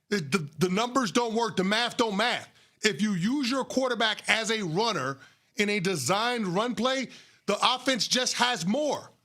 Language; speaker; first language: English; native; English